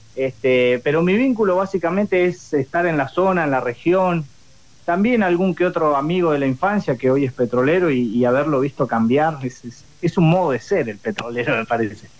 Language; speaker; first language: Spanish; native; Spanish